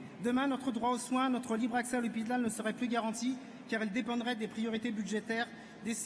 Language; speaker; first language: French; native; French